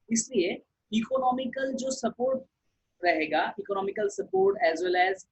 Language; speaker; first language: Hindi; non-native, local second language; Bangla